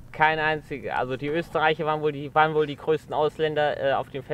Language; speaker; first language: German; native; German